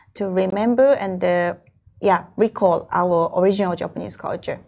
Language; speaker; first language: English; non-native, fluent; Japanese